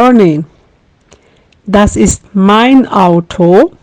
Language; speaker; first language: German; non-native, fluent; Turkish